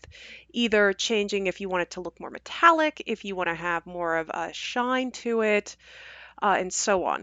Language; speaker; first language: English; native; English